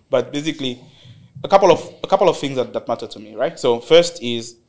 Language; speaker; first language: English; non-native, fluent; French